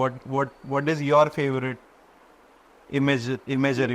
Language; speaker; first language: English; non-native, local second language; Konkani